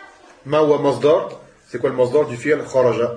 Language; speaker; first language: Arabic; non-native, fluent; French